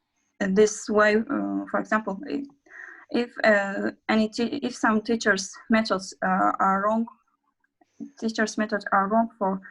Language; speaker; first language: English; non-native, learner; Azerbaijani